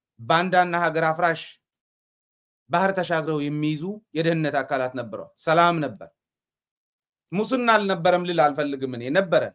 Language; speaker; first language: Amharic; non-native, local second language; Tigrinya